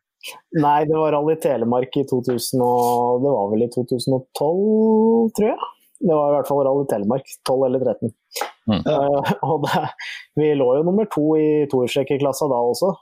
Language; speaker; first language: Norwegian; native; Norwegian